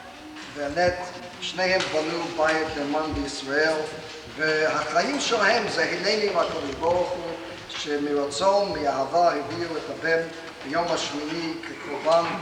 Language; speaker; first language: Hebrew; non-native, fluent; English